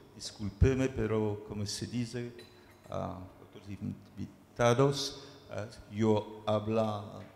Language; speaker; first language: Spanish; non-native, learner; French